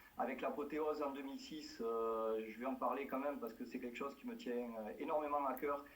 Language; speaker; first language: French; native; French